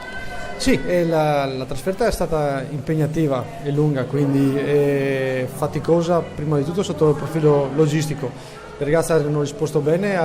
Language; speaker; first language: Italian; native; Italian